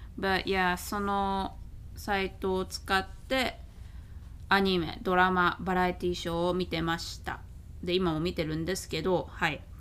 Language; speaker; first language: Japanese; native; Japanese